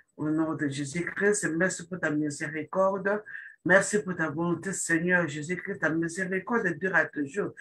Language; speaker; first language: French; non-native, local second language; Lingala